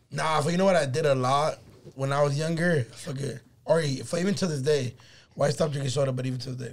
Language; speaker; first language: English; early bilingual, other home language; Spanish